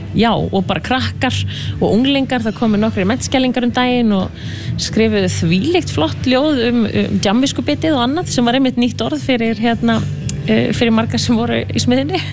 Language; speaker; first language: Icelandic; native; Icelandic